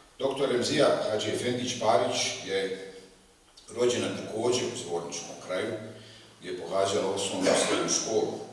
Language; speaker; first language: Bosnian; native; Bosnian